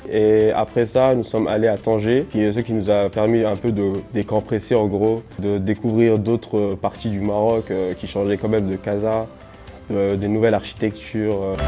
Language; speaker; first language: French; non-native, local second language; Somali